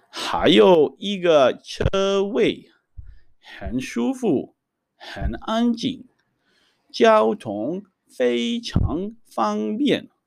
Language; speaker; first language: Chinese; non-native, fluent; Hebrew